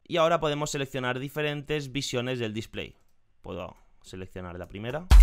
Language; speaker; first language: Spanish; native; Spanish